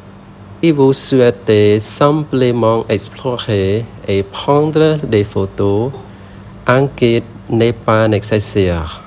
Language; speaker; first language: French; non-native, learner; Khmer